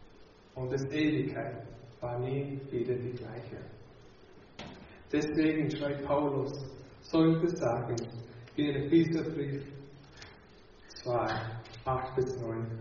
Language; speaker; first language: German; non-native, fluent; English